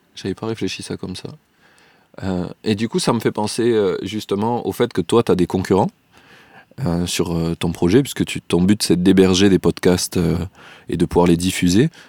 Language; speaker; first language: French; native; French